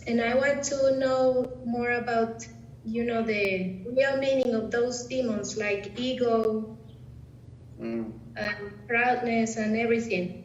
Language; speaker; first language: English; non-native, fluent; Spanish